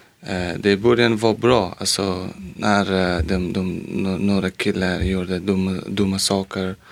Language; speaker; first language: Swedish; non-native, learner; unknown